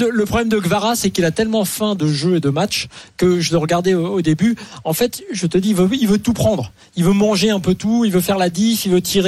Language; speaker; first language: French; native; French